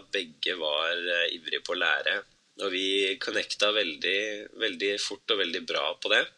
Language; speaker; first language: Norwegian; early bilingual, other home language; Spanish